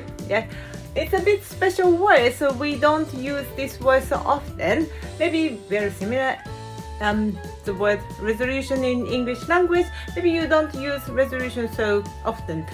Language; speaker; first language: English; non-native, fluent; Japanese